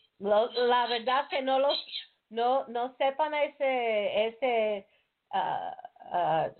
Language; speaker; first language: Spanish; non-native, learner; English